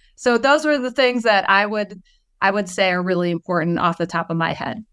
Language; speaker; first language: English; native; English